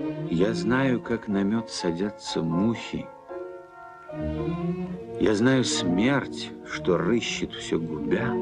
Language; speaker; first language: Russian; native; Russian